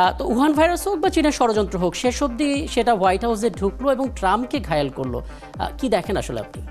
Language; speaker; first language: Bangla; native; Bangla